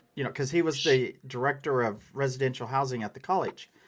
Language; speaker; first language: English; native; English